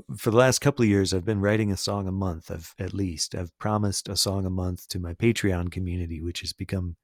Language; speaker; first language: English; native; English